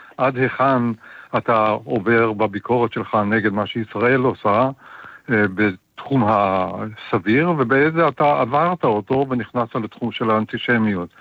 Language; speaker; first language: Hebrew; native; Hebrew